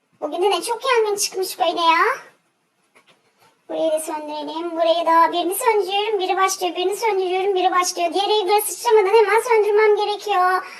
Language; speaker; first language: Turkish; native; Turkish